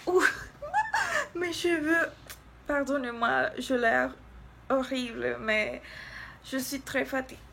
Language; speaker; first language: French; non-native, learner; Spanish